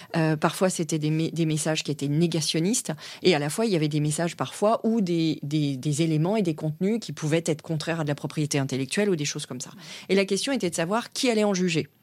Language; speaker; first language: French; native; French